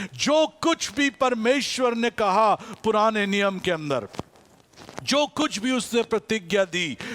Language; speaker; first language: Hindi; non-native, fluent; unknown